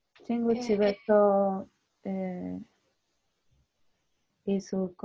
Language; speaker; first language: Korean; non-native, learner; Spanish